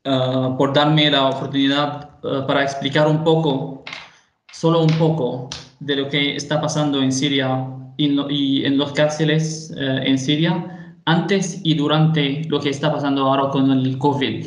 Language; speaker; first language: Spanish; non-native, fluent; Arabic